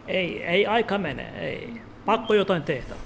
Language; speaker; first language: Finnish; non-native, learner; Turkish